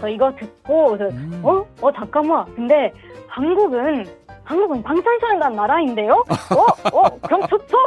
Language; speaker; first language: Korean; non-native, learner; Swedish